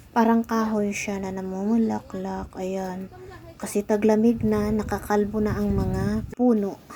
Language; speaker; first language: Filipino; non-native, local second language; Cebuano